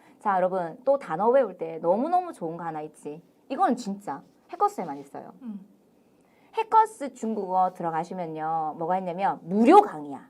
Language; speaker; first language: Korean; native; Korean